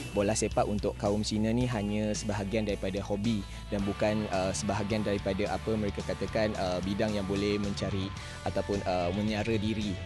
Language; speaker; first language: Malay; non-native, local second language; Chinese